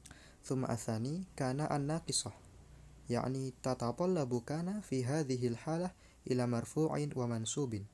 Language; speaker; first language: Arabic; non-native, learner; Indonesian